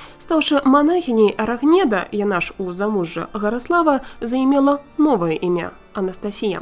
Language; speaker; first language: Belarusian; native; Belarusian